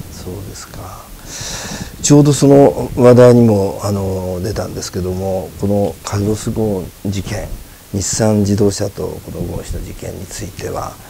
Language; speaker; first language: Japanese; native; Japanese